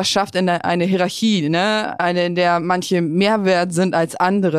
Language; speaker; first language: German; native; German